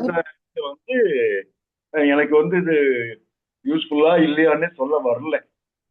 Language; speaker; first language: Tamil; native; Tamil